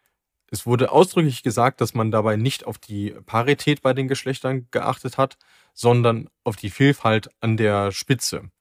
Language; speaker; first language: German; native; German